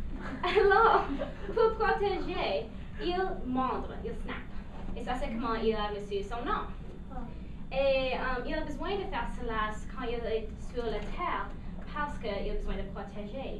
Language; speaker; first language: French; non-native, learner; English